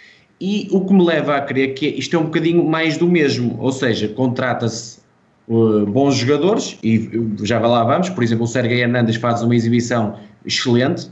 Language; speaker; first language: Portuguese; native; Portuguese